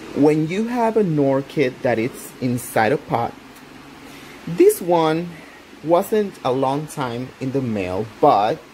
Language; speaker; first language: English; non-native, local second language; Spanish